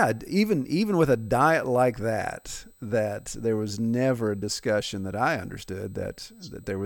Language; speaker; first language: English; native; English